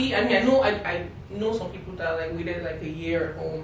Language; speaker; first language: English; non-native, local second language; Igbo